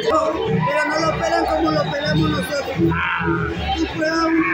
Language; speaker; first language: Spanish; native; Spanish